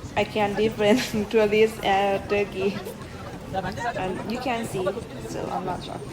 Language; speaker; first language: English; non-native, learner; Thai